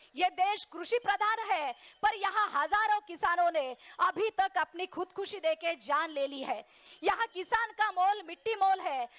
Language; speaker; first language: Hindi; non-native, local second language; Marathi